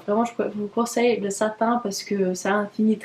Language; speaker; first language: French; native; French